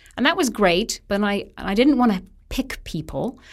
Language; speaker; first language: English; native; English